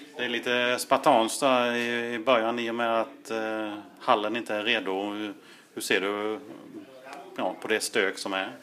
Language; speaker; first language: Swedish; native; Swedish